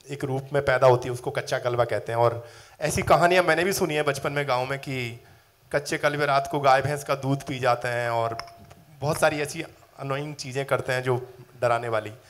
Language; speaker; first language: Hindi; native; Hindi